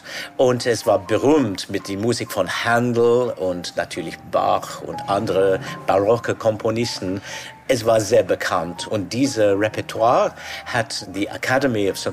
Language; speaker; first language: German; non-native, fluent; English